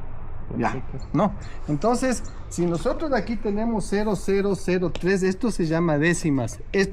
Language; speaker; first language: Spanish; native; Spanish